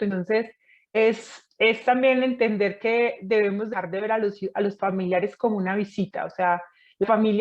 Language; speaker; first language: Spanish; native; Spanish